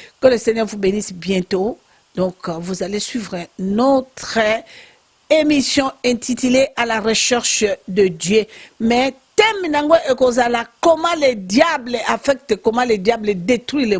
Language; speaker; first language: French; non-native, local second language; Lingala